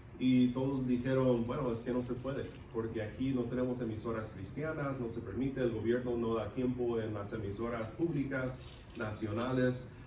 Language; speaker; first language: Spanish; non-native, local second language; English